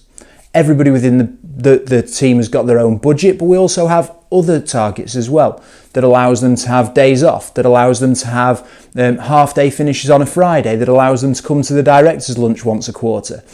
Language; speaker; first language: English; native; English